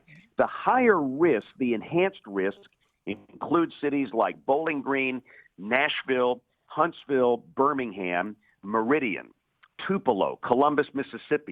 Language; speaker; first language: English; native; English